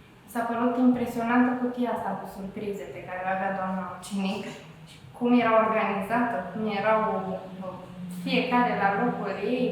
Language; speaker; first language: Romanian; native; Romanian